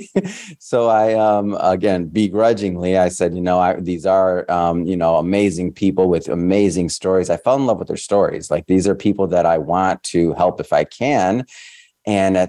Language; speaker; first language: English; native; English